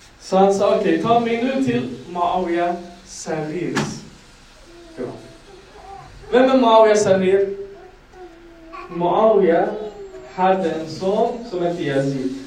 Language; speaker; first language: Swedish; non-native, fluent; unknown